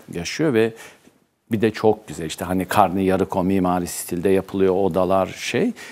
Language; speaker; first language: Turkish; native; Turkish